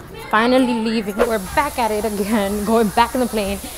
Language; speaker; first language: English; early bilingual, other home language; Spanish